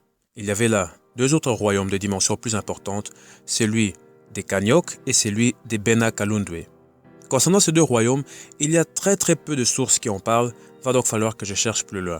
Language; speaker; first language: French; native; French